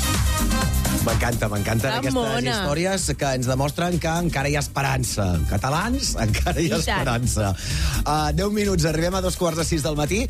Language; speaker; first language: Catalan; native; Catalan